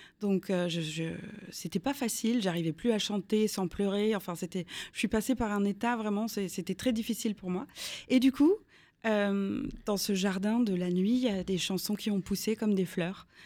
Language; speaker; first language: French; native; French